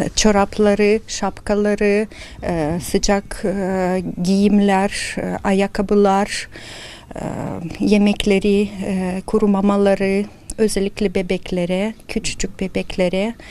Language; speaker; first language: Turkish; non-native, fluent; Ukrainian